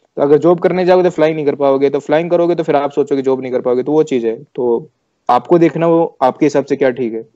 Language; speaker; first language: Hindi; native; Hindi